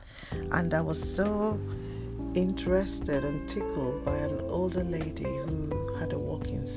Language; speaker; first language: English; non-native, local second language; Yoruba